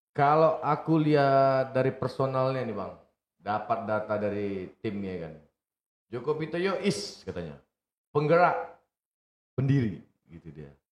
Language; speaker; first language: Indonesian; native; Indonesian